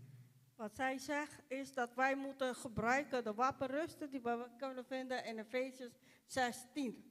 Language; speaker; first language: Dutch; non-native, local second language; Papiamento